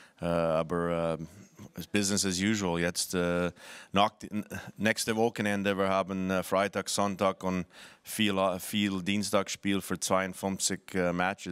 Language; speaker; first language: German; non-native, fluent; English